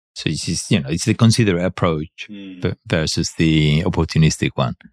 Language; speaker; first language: English; non-native, fluent; Spanish